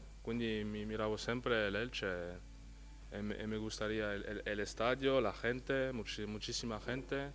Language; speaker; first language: Spanish; non-native, fluent; French